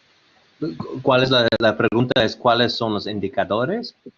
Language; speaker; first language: Spanish; non-native, learner; English